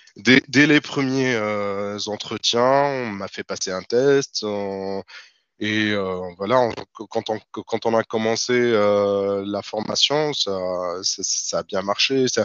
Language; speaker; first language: French; non-native, local second language; Arabic